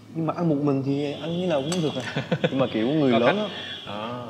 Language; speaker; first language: Vietnamese; non-native, fluent; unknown